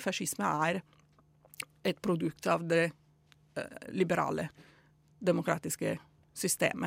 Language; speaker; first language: Norwegian; non-native, fluent; Italian